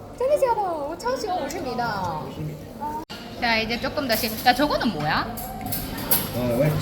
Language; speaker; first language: Korean; native; Korean